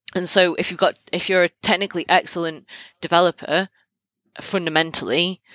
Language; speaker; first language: English; native; English